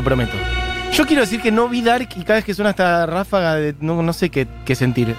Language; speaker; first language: Spanish; native; Spanish